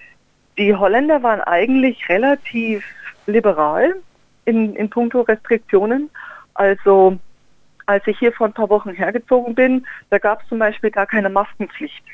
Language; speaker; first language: German; native; German